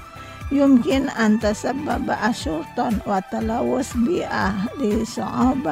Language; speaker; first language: Arabic; non-native, fluent; Indonesian